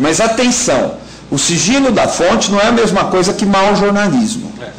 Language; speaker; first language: Portuguese; native; Portuguese